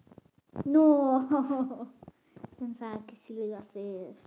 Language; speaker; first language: Spanish; early bilingual, other home language; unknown